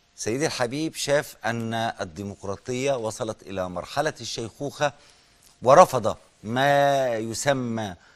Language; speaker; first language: Arabic; native; Arabic